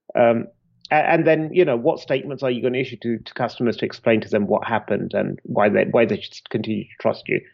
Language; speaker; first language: English; native; English